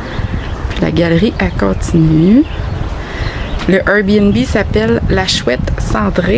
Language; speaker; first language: French; native; French